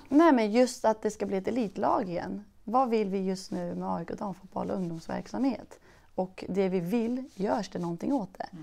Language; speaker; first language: Swedish; early bilingual, other home language; Persian